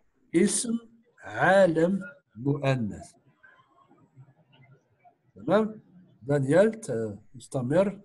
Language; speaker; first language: Arabic; non-native, fluent; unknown